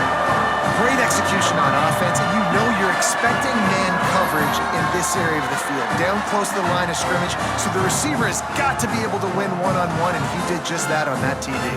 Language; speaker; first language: English; native; English